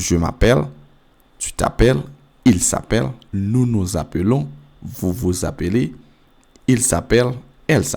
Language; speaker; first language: French; non-native, fluent; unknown